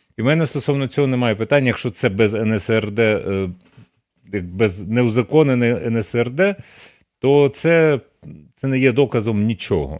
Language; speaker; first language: Ukrainian; native; Ukrainian